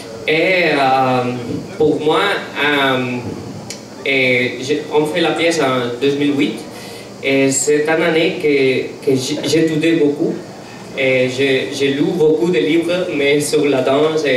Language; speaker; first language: French; non-native, learner; Catalan